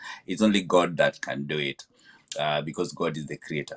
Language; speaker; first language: English; non-native, local second language; Luo (Kenya and Tanzania)